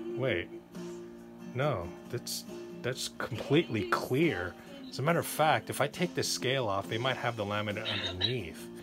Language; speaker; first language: English; native; English